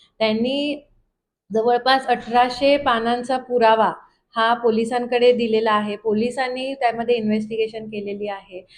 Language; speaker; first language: Marathi; native; Marathi